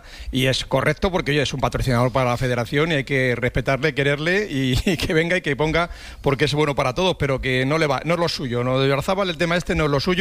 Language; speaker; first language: Spanish; native; Spanish